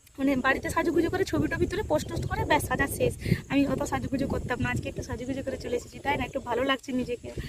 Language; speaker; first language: Bangla; non-native, local second language; Santali